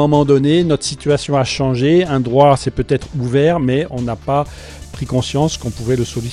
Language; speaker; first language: French; native; French